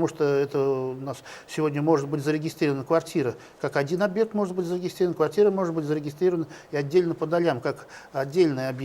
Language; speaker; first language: Russian; native; Russian